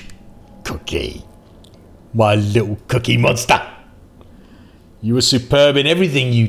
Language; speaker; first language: English; native; English